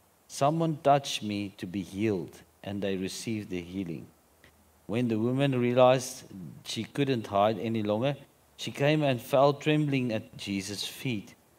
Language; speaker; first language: English; non-native, local second language; Afrikaans